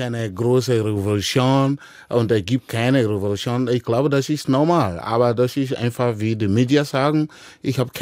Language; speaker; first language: German; non-native, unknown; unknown